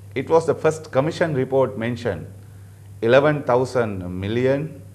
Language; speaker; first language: English; non-native, local second language; Sinhala